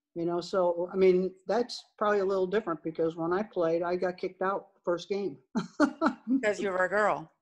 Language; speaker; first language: English; native; English